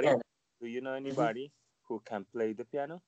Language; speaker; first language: English; non-native, learner; Spanish